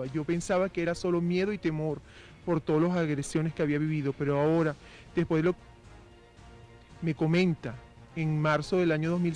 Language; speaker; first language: Spanish; native; Spanish